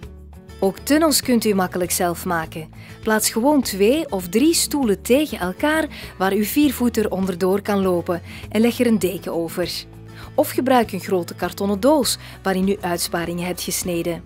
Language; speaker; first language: Dutch; native; Dutch